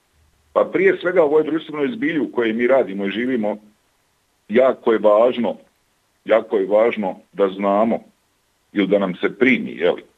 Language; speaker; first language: Bosnian; native; Bosnian